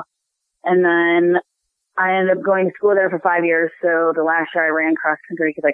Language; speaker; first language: English; native; English